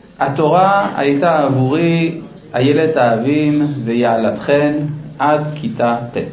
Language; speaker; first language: Hebrew; non-native, fluent; Spanish